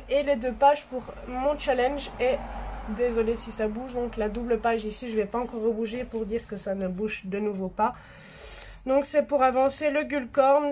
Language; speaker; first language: French; native; French